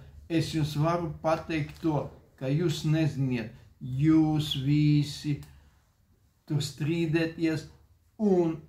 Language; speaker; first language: Latvian; non-native, local second language; Russian